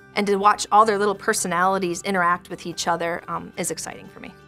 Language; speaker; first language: English; native; English